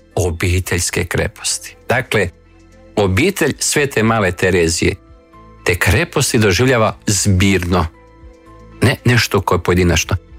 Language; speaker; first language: Bosnian; native; Bosnian